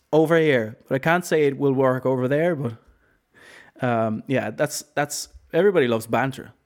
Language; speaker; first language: English; non-native, fluent; Low German